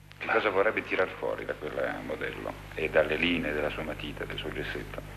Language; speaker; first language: Italian; native; Italian